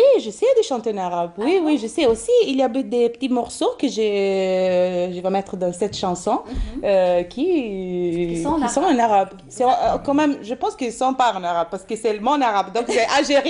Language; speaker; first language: French; early bilingual, heritage; Italian